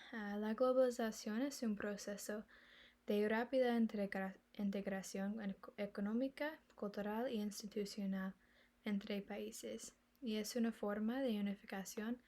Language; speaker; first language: Spanish; non-native, learner; English